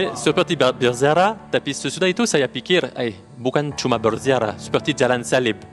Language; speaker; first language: Indonesian; non-native, learner; French